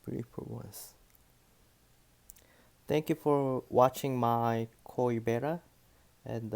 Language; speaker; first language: English; non-native, learner; Korean